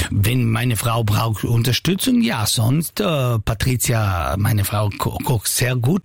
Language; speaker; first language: German; non-native, learner; Italian